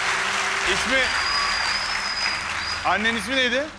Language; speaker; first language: Turkish; native; Turkish